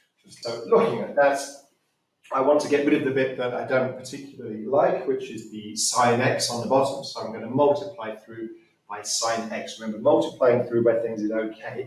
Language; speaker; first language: English; native; English